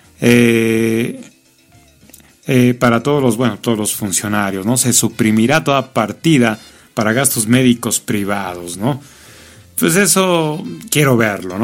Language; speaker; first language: Spanish; native; Spanish